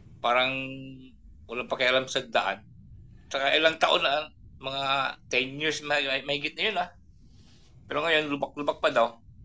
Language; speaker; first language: Filipino; non-native, local second language; Cebuano